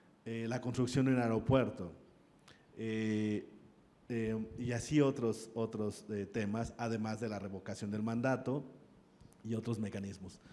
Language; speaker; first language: Spanish; native; Spanish